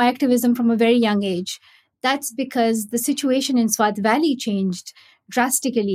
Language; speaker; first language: English; non-native, local second language; Pashto